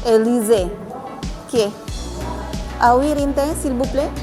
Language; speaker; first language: French; non-native, learner; Indonesian